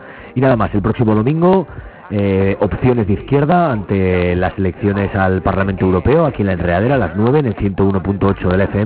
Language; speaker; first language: Spanish; native; Spanish